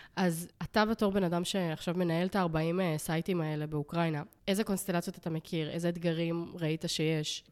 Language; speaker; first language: Hebrew; early bilingual, other home language; Russian